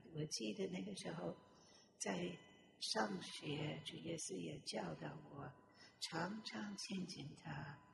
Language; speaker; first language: Chinese; non-native, fluent; English